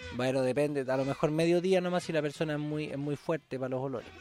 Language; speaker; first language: Spanish; native; Spanish